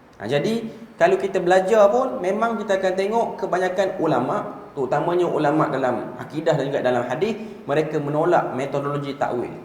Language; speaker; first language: Malay; native; Malay